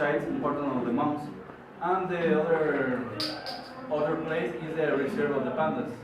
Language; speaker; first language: English; non-native, learner; Spanish